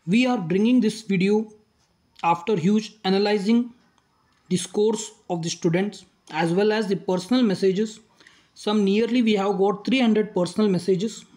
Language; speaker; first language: English; non-native, local second language; Kannada